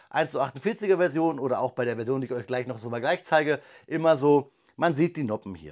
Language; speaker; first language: German; native; German